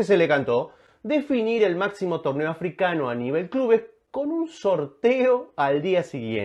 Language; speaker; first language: Spanish; native; Spanish